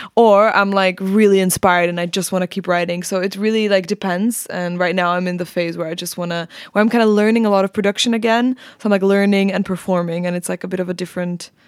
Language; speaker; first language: English; non-native, fluent; Czech